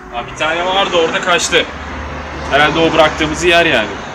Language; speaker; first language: Turkish; native; Turkish